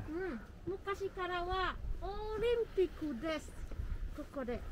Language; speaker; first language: Japanese; non-native, learner; Indonesian